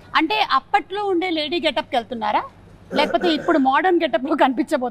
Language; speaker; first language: Telugu; native; Telugu